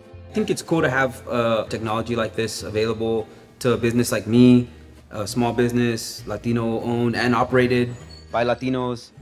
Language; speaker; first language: English; early bilingual, other home language; Spanish